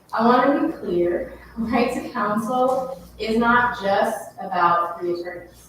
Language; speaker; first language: English; native; English